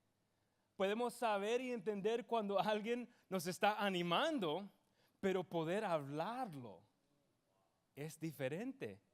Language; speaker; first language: Spanish; early bilingual, heritage; English